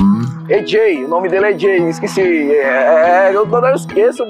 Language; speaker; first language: Portuguese; native; Portuguese